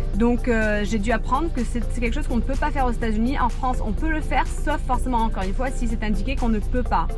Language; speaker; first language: French; native; French